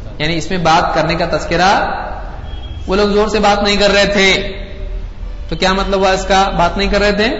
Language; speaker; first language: Urdu; native; Urdu